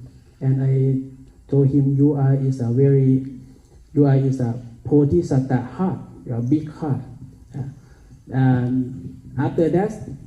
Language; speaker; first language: English; non-native, learner; Thai